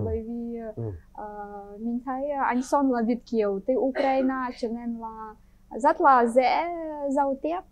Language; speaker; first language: Vietnamese; non-native, fluent; Ukrainian